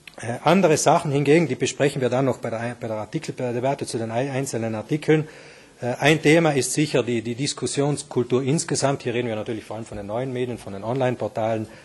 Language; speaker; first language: German; native; German